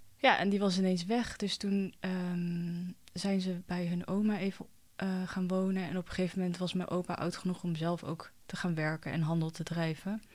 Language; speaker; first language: Dutch; early bilingual, other home language; Chinese